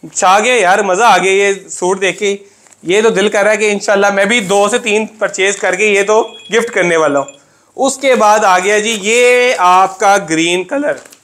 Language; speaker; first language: Urdu; non-native, local second language; Punjabi